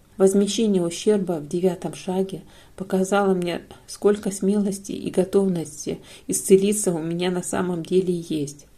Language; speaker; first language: Russian; non-native, fluent; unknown